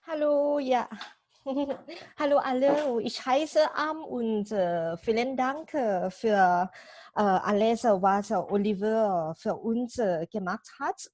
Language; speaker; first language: German; non-native, learner; Thai